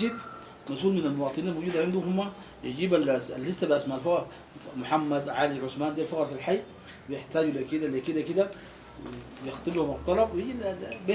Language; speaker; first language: Arabic; native; Arabic